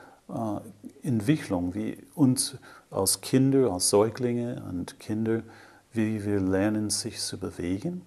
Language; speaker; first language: German; non-native, fluent; English